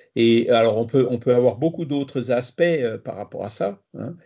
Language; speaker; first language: French; native; French